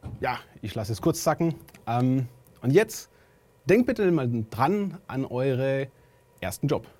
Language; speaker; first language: German; non-native, fluent; French